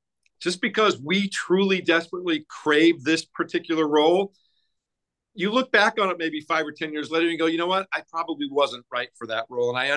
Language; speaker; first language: English; native; English